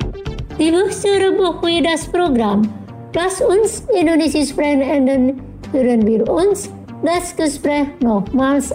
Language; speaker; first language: German; non-native, fluent; Indonesian